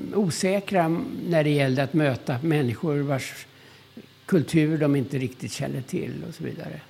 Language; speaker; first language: Swedish; early bilingual, other home language; German